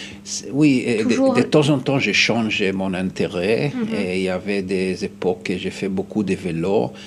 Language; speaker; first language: French; non-native, fluent; Hebrew